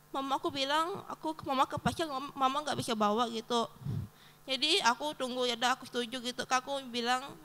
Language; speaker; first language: Indonesian; early bilingual, other home language; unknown